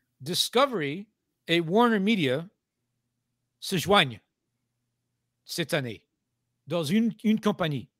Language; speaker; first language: French; non-native, fluent; English